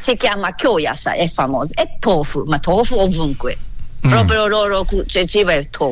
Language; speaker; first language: Italian; non-native, learner; Japanese